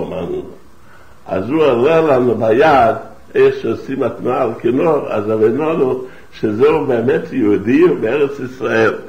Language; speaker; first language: Hebrew; non-native, fluent; Yiddish